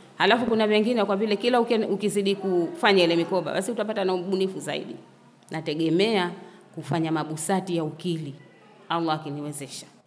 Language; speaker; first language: Swahili; native; Swahili